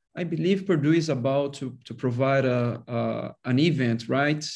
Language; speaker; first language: English; non-native, fluent; Portuguese